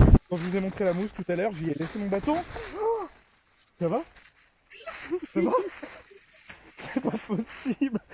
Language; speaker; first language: French; native; French